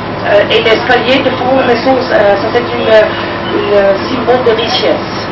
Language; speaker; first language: French; non-native, learner; Dutch